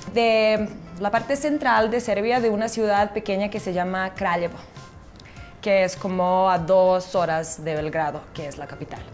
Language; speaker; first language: Spanish; non-native, fluent; Serbian